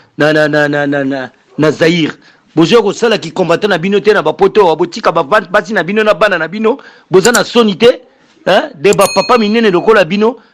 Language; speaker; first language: Lingala; native; Lingala